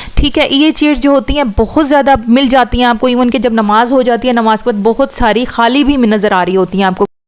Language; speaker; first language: Urdu; non-native, local second language; Punjabi